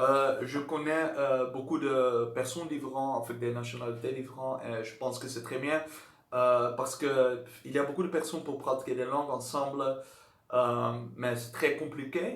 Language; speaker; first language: French; non-native, learner; Dutch